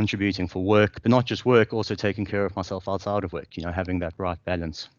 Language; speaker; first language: English; native; English